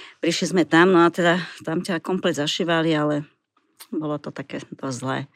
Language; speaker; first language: Slovak; native; Slovak